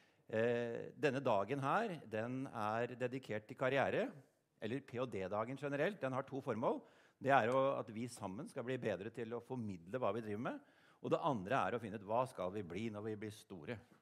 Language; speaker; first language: Norwegian; native; Norwegian